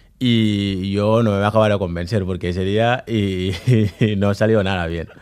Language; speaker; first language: Spanish; non-native, fluent; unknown